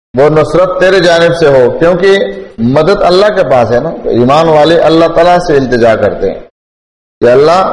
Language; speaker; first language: Urdu; non-native, local second language; Pashto